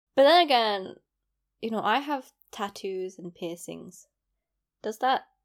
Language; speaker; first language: English; native; English